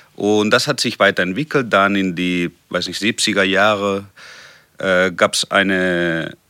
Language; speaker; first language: German; non-native, fluent; Spanish